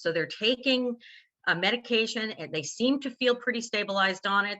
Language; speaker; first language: English; native; English